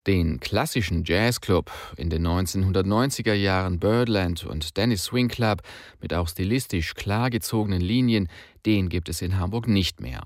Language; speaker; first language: German; native; German